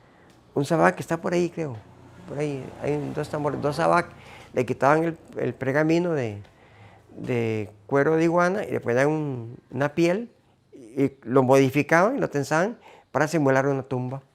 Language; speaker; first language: Spanish; native; Spanish